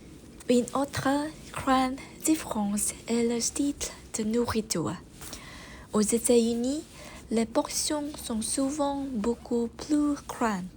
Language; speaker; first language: French; non-native, learner; Vietnamese